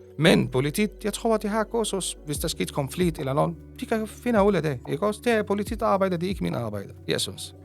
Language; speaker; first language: Danish; non-native, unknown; Arabic